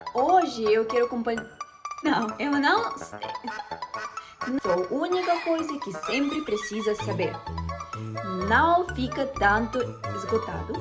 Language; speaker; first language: Portuguese; non-native, fluent; Russian